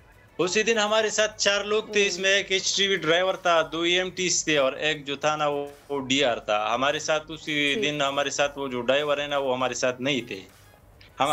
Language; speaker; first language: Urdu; non-native, local second language; Pashto